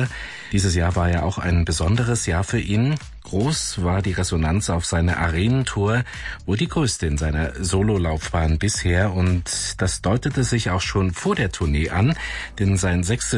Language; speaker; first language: German; native; German